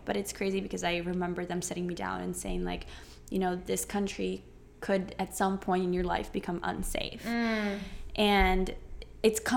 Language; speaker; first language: English; early bilingual, other home language; Ukrainian